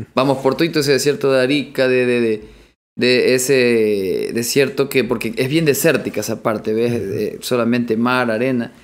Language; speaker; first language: Spanish; native; Spanish